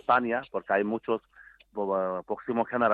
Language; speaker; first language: Spanish; non-native, learner; Bangla